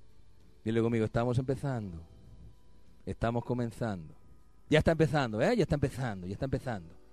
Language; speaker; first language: Spanish; native; Spanish